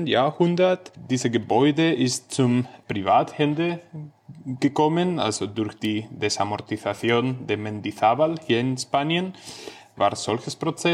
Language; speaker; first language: German; non-native, learner; Spanish